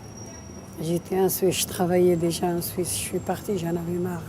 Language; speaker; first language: French; early bilingual, other home language; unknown